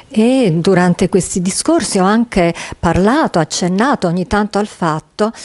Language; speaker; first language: Italian; native; Italian